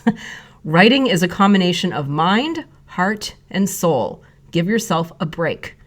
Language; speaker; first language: English; native; English